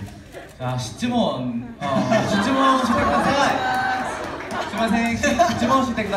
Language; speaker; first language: Japanese; non-native, learner; Korean